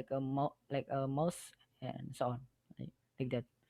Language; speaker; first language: English; non-native, learner; Indonesian